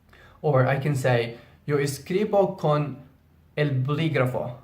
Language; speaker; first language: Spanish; non-native, learner; English